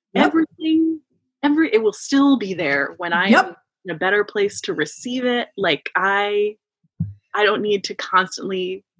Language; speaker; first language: English; early bilingual, other home language; Yoruba